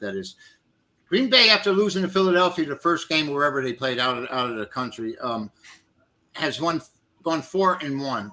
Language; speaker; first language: English; native; English